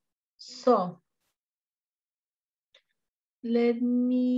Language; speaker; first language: English; non-native, learner; Spanish